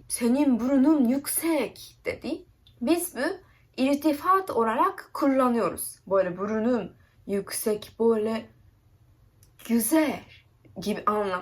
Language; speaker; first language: Turkish; non-native, learner; Japanese